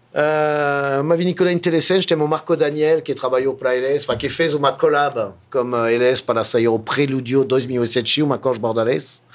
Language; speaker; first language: Portuguese; non-native, fluent; French